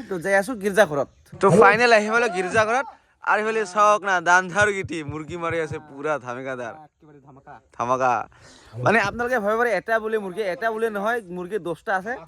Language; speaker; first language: Assamese; non-native, local second language; Garo